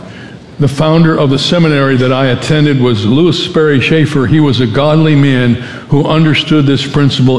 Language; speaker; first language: English; native; English